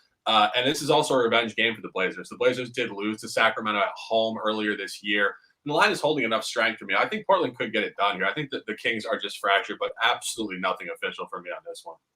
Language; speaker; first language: English; native; English